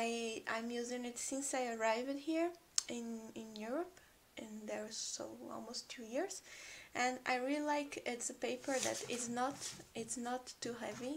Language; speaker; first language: English; non-native, fluent; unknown